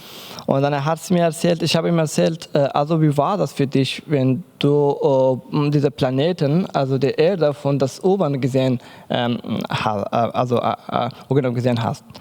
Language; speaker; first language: German; non-native, learner; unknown